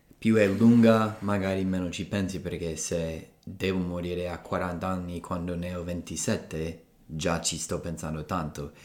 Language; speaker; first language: Italian; non-native, fluent; English